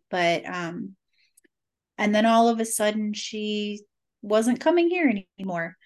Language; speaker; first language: English; native; English